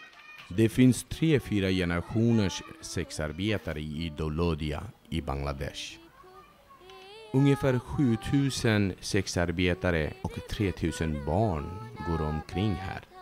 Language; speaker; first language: Swedish; non-native, fluent; Bangla